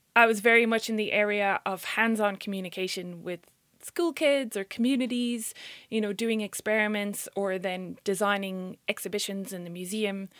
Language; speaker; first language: English; native; English